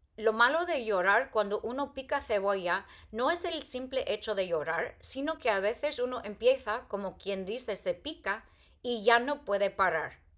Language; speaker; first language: Spanish; non-native, fluent; English